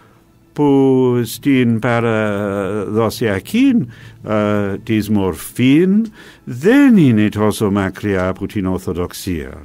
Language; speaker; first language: Greek; non-native, fluent; English